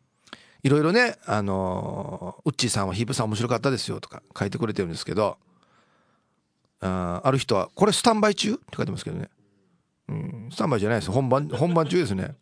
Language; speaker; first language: Japanese; native; Japanese